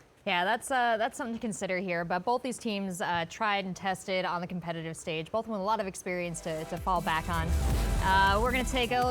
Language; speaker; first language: English; native; English